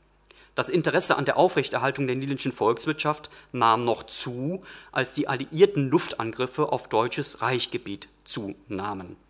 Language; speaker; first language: German; native; German